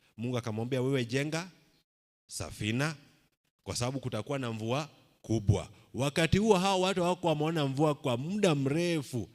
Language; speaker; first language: Swahili; non-native, local second language; Luo (Kenya and Tanzania)